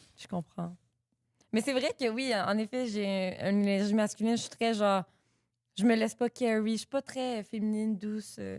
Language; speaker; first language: French; native; French